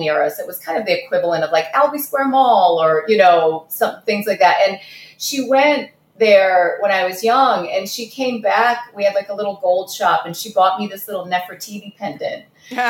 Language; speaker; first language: English; early bilingual, other home language; Russian